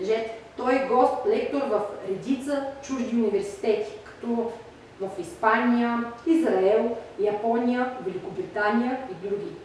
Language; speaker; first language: Bulgarian; native; Bulgarian